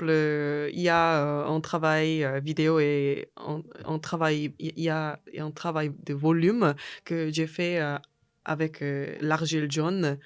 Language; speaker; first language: French; non-native, fluent; Korean